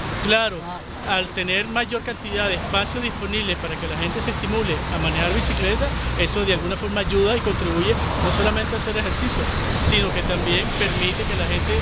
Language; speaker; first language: Spanish; native; Spanish